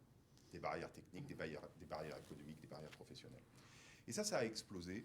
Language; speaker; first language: French; native; French